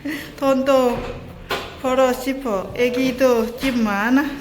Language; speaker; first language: Korean; non-native, learner; Lao